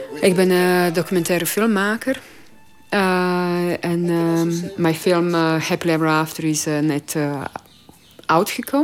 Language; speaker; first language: Dutch; non-native, learner; Croatian